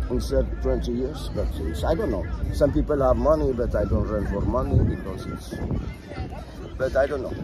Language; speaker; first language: English; non-native, learner; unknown